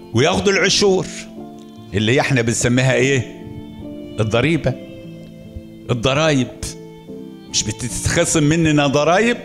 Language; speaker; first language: Arabic; native; Arabic